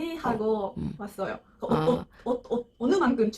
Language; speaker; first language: Korean; non-native, learner; Japanese